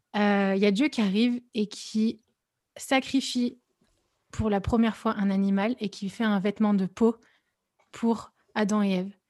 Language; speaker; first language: French; native; French